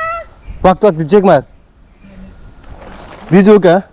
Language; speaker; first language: Dutch; non-native, learner; Nepali